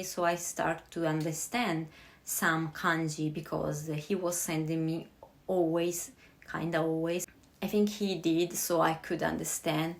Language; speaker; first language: English; non-native, fluent; Italian